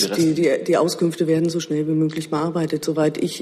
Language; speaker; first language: German; native; German